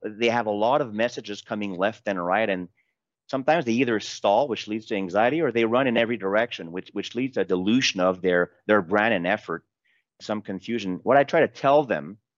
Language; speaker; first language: English; non-native, fluent; French